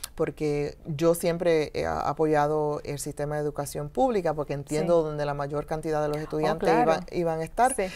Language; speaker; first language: Spanish; early bilingual, heritage; Spanish